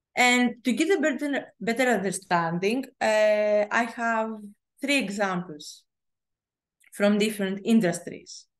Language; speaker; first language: English; non-native, fluent; Greek